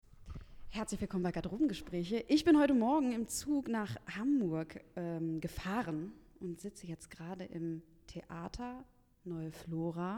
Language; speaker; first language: German; native; German